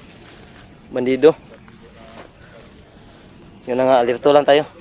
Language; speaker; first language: Filipino; non-native, local second language; Cebuano